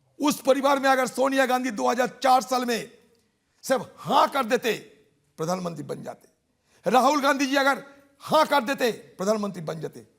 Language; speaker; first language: Hindi; non-native, local second language; Bangla